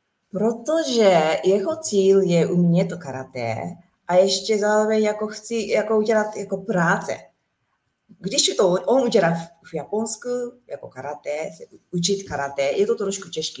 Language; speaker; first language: Czech; non-native, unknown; Japanese